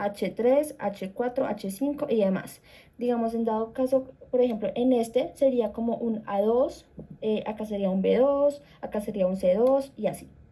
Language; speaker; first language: Spanish; native; Spanish